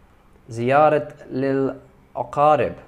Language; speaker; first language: Arabic; non-native, learner; English